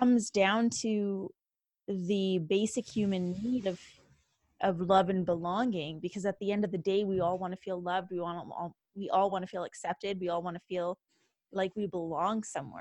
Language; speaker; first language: English; native; English